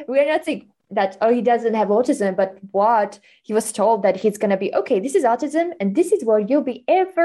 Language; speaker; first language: English; non-native, fluent; Slovak